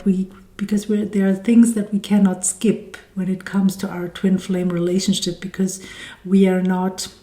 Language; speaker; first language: English; non-native, fluent; German